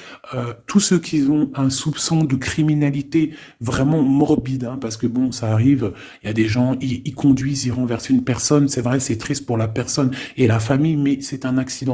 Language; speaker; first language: French; native; French